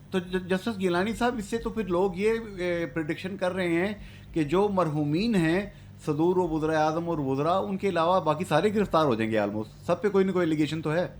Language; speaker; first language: Urdu; non-native, local second language; Punjabi